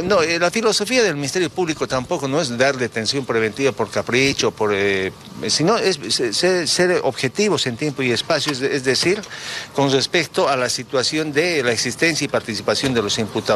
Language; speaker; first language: Spanish; native; Spanish